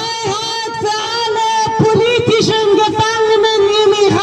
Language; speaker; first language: German; non-native, learner; Persian